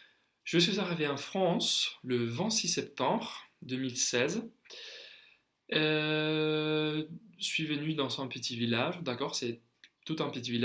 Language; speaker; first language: French; non-native, fluent; Spanish